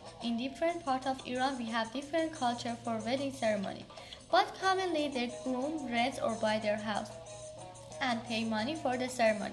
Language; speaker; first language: English; non-native, learner; Persian